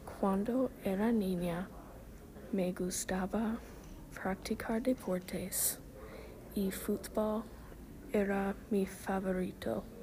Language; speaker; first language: Spanish; non-native, learner; English